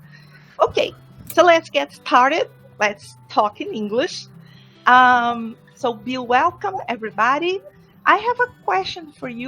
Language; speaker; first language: English; non-native, fluent; Portuguese